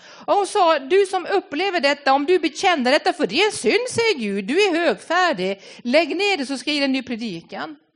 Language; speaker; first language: Swedish; non-native, fluent; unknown